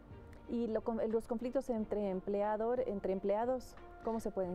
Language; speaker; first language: Spanish; native; Spanish